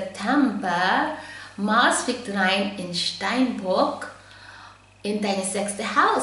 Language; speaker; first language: German; non-native, fluent; English